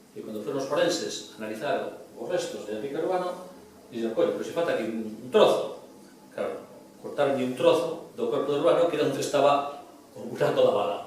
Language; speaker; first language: Spanish; non-native, local second language; Galician